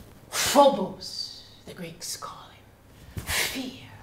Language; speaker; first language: English; native; English